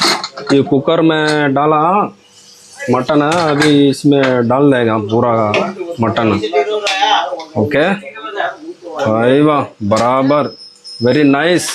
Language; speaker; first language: Hindi; non-native, local second language; Tamil